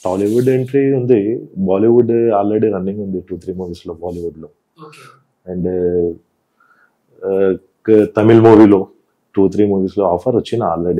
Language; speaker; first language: Telugu; non-native, local second language; Hindi